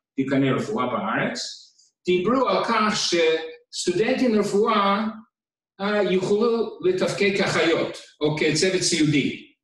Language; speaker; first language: Hebrew; non-native, fluent; English